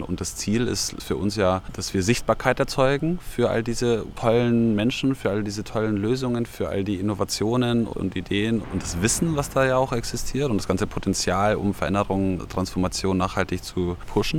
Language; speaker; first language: German; native; German